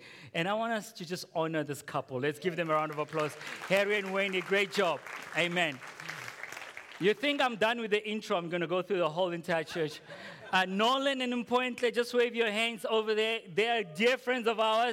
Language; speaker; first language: English; non-native, local second language; Tswana